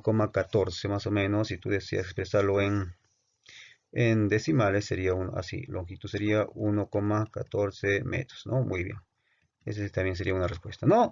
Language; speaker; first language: Spanish; native; Spanish